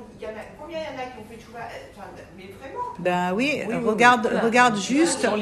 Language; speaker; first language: French; native; French